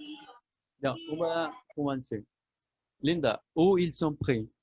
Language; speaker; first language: French; non-native, fluent; Spanish